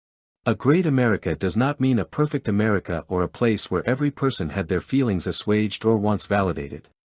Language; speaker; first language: English; native; English